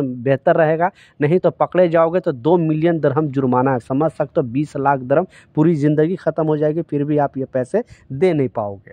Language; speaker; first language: Hindi; native; Hindi